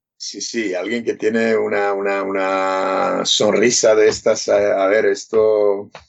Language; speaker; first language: Spanish; non-native, fluent; Serbian